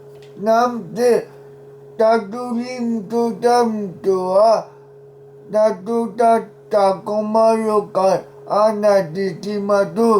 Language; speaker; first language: Japanese; non-native, learner; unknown